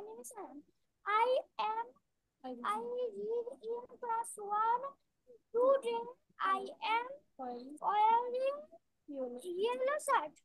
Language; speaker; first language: English; non-native, learner; Bangla